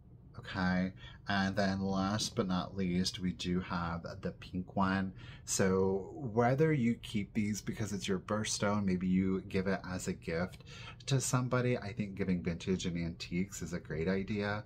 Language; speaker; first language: English; native; English